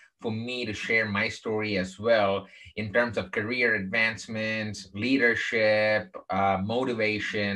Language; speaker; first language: English; non-native, local second language; Tamil